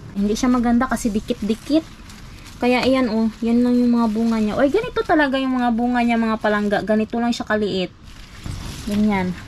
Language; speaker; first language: Filipino; non-native, local second language; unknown